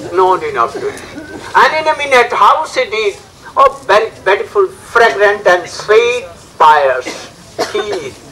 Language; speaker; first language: English; non-native, learner; Bangla